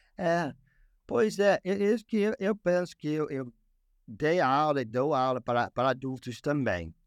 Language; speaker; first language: Portuguese; non-native, fluent; English